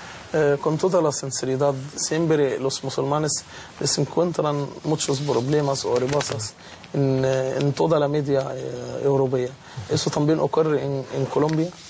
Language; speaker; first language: Spanish; non-native, learner; Arabic